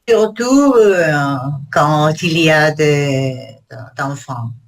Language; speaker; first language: French; non-native, learner; Spanish